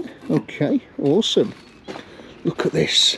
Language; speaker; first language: English; native; English